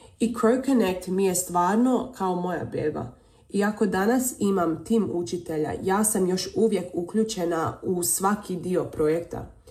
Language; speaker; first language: Serbian; early bilingual, heritage; Croatian